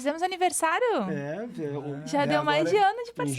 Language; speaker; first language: Portuguese; native; Portuguese